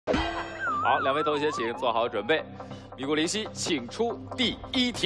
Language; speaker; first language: Chinese; native; Chinese